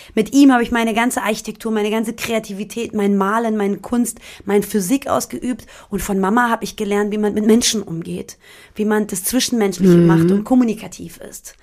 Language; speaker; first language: German; early bilingual, other home language; Persian